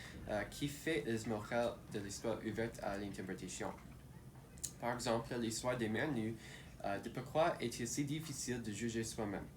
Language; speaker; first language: French; non-native, local second language; English